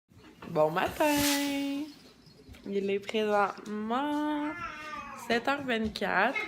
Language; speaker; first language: French; native; French